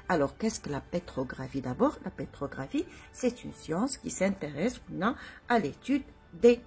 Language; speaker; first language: French; non-native, local second language; Arabic